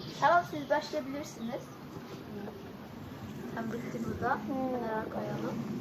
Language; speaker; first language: Turkish; early bilingual, heritage; Turkish